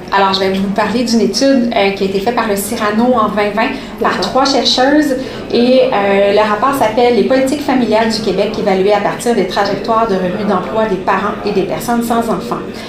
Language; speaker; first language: French; native; French